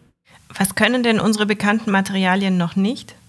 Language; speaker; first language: German; native; German